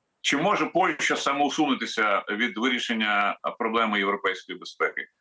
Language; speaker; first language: Ukrainian; native; Ukrainian